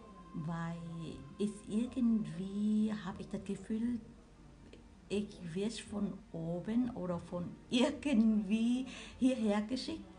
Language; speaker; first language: German; non-native, learner; Vietnamese